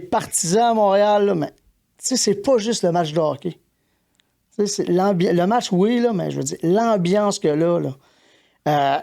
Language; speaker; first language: French; native; French